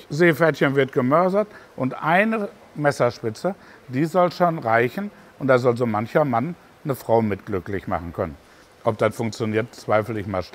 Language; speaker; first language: German; native; German